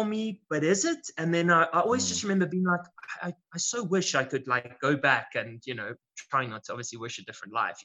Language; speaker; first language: English; native; English